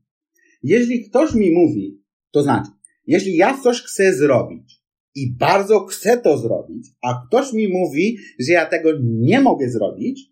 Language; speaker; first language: Polish; non-native, fluent; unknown